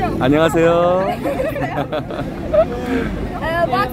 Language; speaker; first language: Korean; non-native, learner; Turkish